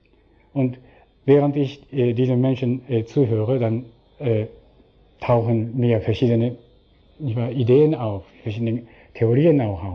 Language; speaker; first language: German; non-native, fluent; Japanese